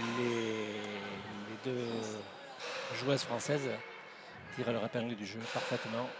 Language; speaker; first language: French; native; French